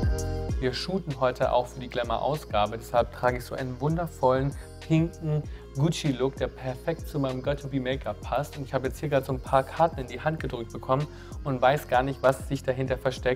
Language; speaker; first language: German; native; German